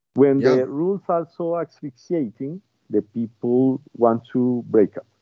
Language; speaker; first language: English; non-native, learner; Spanish